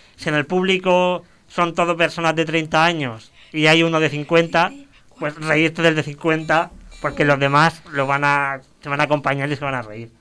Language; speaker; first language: Spanish; native; Spanish